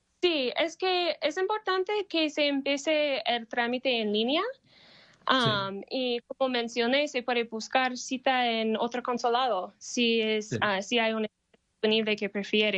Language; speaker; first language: Spanish; non-native, learner; English